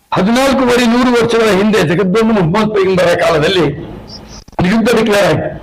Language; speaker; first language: Kannada; non-native, local second language; Urdu